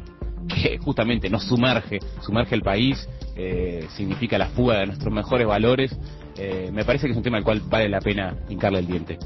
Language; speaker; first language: Spanish; native; Spanish